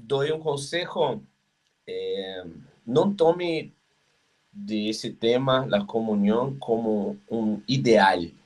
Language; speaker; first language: Spanish; non-native, fluent; Portuguese